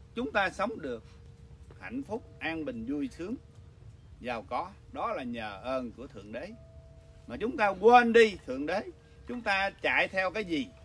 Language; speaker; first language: Vietnamese; early bilingual, other home language; English